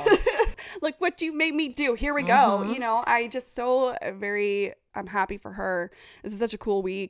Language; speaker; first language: English; native; English